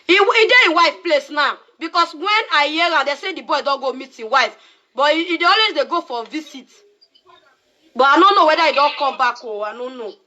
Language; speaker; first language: Nigerian Pidgin; non-native, local second language; Yoruba